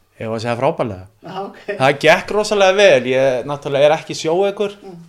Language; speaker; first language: Icelandic; native; Icelandic